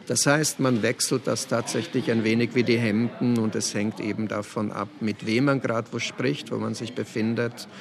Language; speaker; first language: German; early bilingual, other home language; Czech